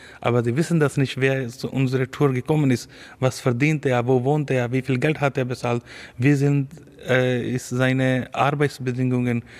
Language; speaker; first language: German; non-native, learner; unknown